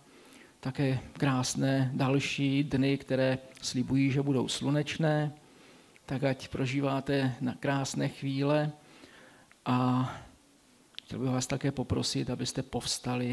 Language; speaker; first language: Czech; native; Czech